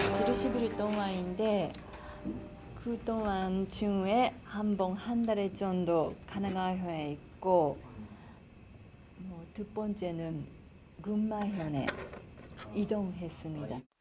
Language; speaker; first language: Korean; non-native, fluent; Japanese